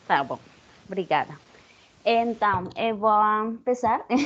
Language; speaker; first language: Portuguese; non-native, learner; Spanish